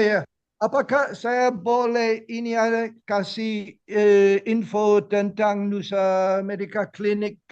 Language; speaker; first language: Indonesian; non-native, fluent; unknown